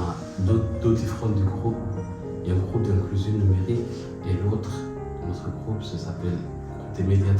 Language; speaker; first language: French; non-native, fluent; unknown